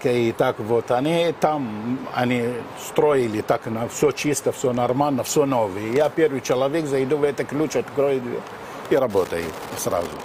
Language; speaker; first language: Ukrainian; non-native, learner; Arabic